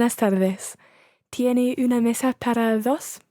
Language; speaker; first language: Spanish; non-native, learner; English